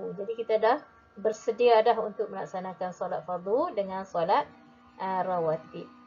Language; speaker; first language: Malay; native; Malay